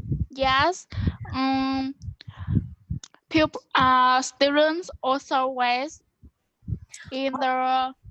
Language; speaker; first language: English; non-native, learner; Vietnamese